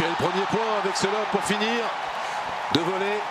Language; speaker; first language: French; native; French